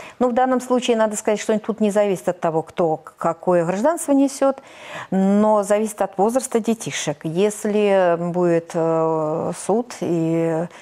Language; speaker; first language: Russian; native; Russian